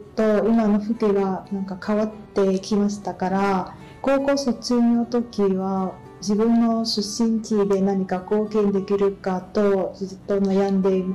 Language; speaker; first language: Japanese; non-native, fluent; Vietnamese